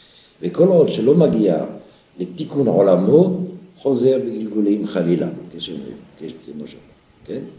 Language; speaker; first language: Hebrew; non-native, fluent; French